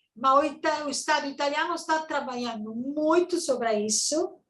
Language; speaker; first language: Portuguese; non-native, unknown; Italian